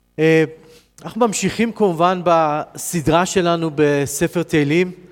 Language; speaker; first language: Hebrew; non-native, fluent; English